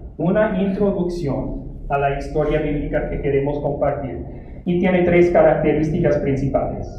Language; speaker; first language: Spanish; non-native, fluent; English